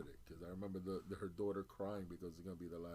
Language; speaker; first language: English; native; English